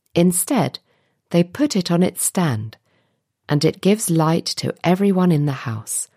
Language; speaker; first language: English; native; English